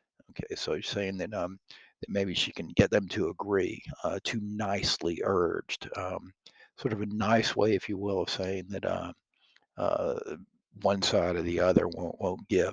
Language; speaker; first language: English; native; English